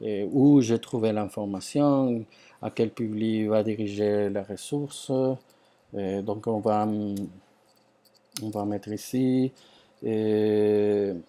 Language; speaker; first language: French; non-native, fluent; Spanish